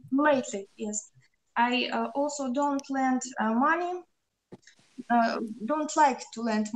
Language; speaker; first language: English; non-native, learner; Russian